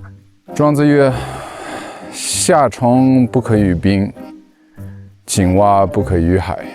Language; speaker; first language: Chinese; non-native, fluent; English